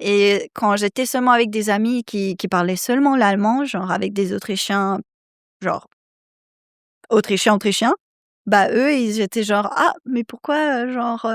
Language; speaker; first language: French; non-native, fluent; Serbian